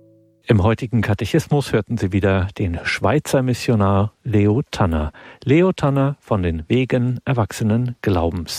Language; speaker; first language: German; native; German